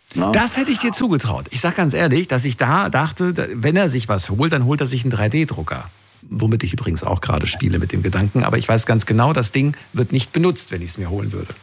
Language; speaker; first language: German; native; German